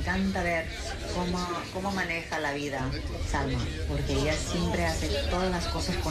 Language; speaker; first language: Spanish; early bilingual, heritage; English